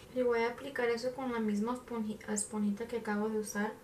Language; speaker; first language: Spanish; early bilingual, heritage; Spanish